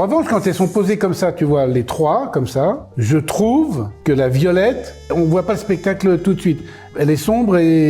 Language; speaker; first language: French; native; French